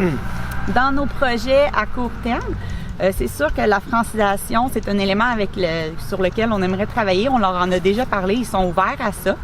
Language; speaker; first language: French; native; French